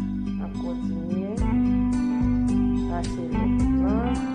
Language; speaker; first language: French; non-native, learner; Haitian Creole